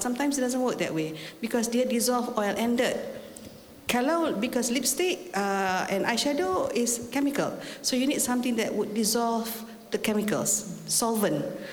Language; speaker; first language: English; non-native, local second language; Malay